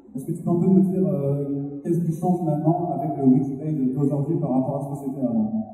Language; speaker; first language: French; native; French